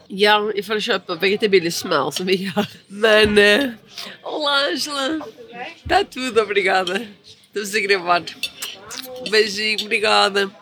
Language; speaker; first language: Swedish; early bilingual, other home language; Portuguese